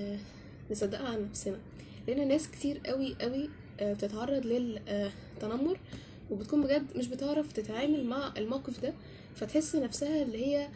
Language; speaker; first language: Arabic; native; Arabic